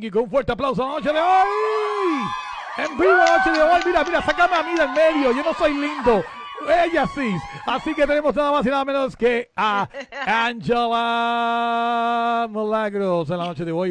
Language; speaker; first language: Spanish; native; Spanish